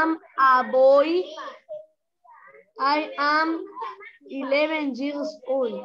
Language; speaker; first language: English; non-native, learner; Spanish